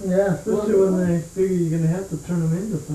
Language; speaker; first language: English; native; English